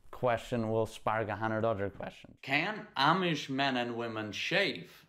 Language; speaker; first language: English; early bilingual, other home language; Pennsylvania German